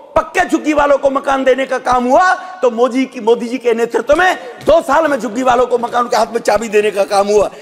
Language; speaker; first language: Hindi; native; Hindi